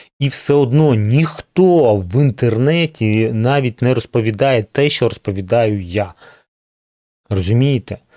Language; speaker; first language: Ukrainian; non-native, local second language; Russian